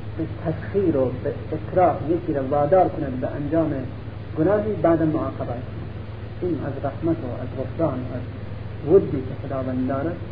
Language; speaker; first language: Persian; non-native, local second language; Central Kurdish